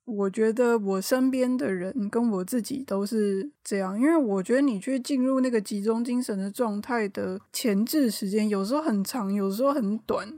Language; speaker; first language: Chinese; native; Chinese